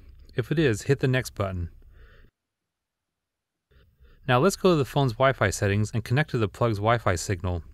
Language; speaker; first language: English; native; English